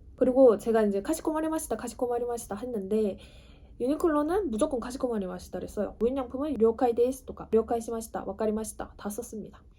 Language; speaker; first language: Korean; native; Korean